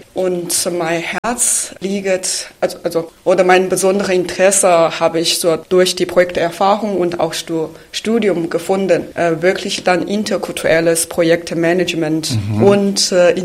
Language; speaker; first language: German; non-native, fluent; Chinese